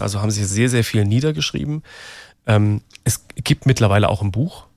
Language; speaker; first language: German; native; German